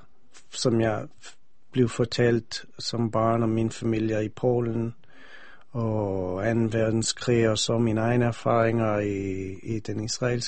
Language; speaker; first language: Danish; non-native, fluent; English